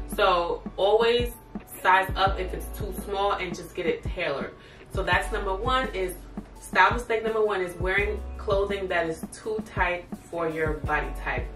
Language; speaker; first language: English; native; English